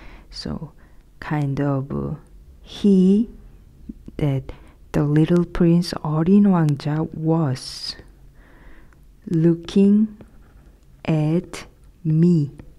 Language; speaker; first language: English; non-native, fluent; Korean